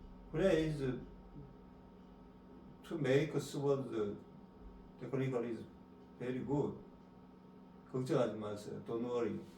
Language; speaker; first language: English; non-native, learner; Korean